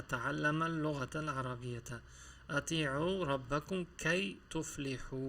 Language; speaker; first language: Arabic; non-native, fluent; Uzbek